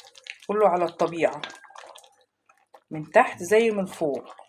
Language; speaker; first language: Arabic; native; Arabic